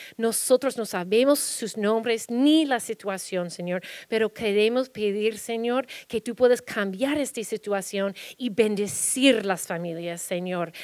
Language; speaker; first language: Spanish; early bilingual, heritage; Spanish